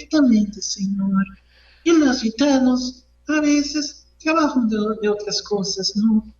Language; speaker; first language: Spanish; non-native, learner; Portuguese